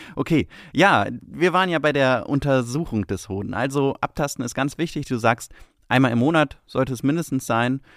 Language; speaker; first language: German; native; German